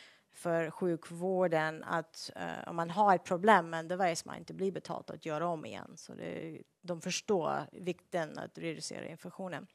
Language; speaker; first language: Swedish; non-native, fluent; English